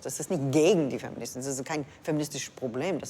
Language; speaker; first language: German; non-native, learner; English